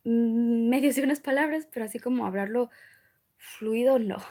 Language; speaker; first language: Spanish; early bilingual, other home language; English